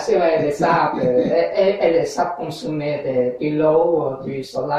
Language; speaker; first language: French; non-native, learner; English